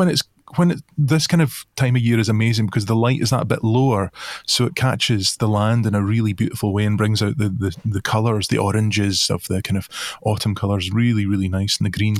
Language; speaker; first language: English; native; English